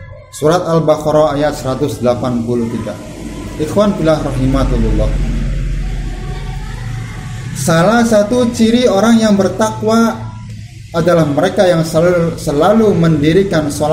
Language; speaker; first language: Indonesian; native; Indonesian